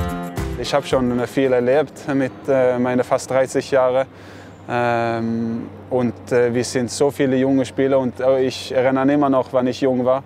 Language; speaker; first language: German; non-native, fluent; Norwegian